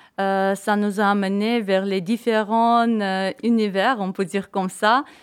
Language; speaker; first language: French; non-native, fluent; Armenian